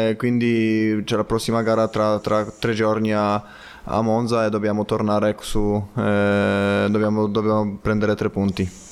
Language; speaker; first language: Italian; non-native, fluent; Polish